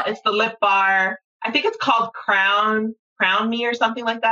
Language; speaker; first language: English; native; English